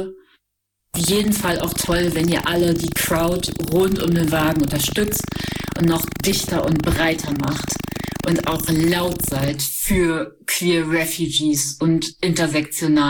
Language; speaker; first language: German; native; German